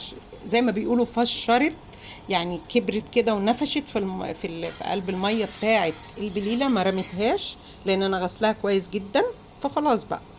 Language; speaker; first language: Arabic; native; Arabic